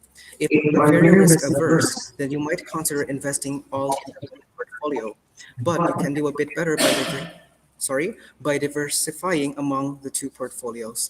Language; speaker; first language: English; non-native, fluent; Indonesian